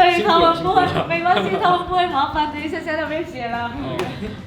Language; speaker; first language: Chinese; non-native, fluent; Indonesian